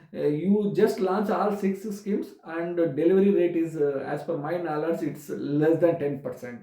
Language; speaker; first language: English; non-native, local second language; Telugu